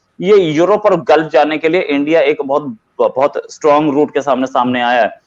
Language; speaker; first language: Hindi; native; Hindi